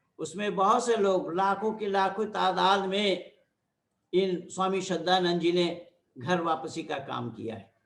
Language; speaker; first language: Hindi; non-native, local second language; Bangla